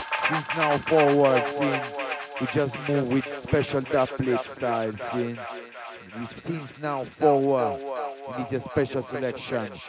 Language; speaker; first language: English; non-native, learner; Spanish